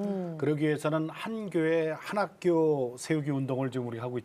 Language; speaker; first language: Korean; native; Korean